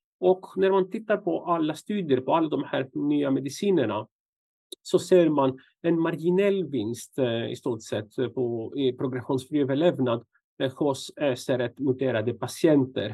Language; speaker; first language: Swedish; non-native, fluent; Greek